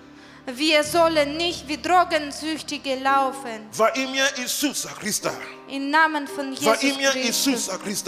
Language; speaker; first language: German; non-native, fluent; Russian